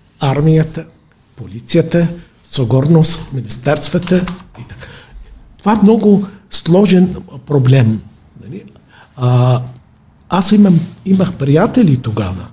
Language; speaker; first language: Bulgarian; non-native, fluent; Arabic